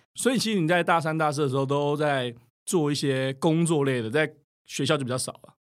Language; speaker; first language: Chinese; native; Chinese